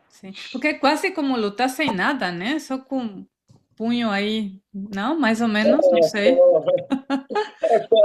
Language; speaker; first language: Portuguese; non-native, fluent; Spanish